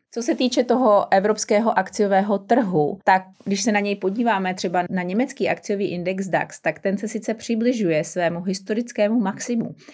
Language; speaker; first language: Czech; native; Czech